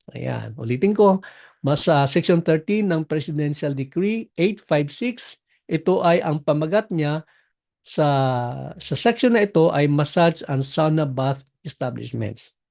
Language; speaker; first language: Filipino; non-native, local second language; Cebuano